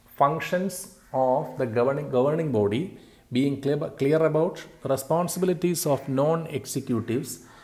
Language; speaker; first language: English; non-native, local second language; Malayalam